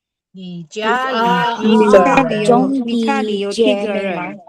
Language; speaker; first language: Chinese; non-native, learner; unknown